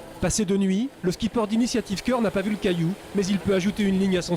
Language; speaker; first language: French; native; French